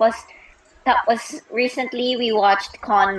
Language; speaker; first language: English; non-native, local second language; Filipino